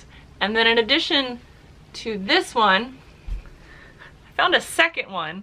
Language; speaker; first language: English; native; English